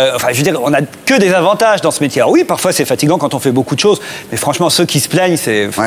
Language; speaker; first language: French; native; French